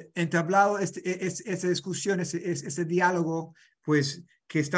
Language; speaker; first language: Spanish; non-native, fluent; English